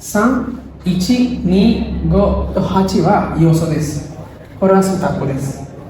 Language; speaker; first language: Japanese; non-native, learner; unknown